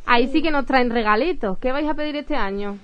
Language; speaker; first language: Spanish; native; Spanish